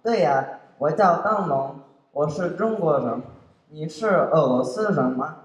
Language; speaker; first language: Chinese; non-native, learner; Russian